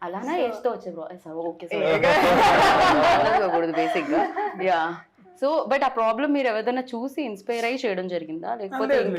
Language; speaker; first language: Telugu; native; Telugu